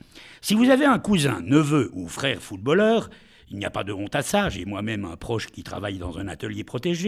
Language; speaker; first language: French; native; French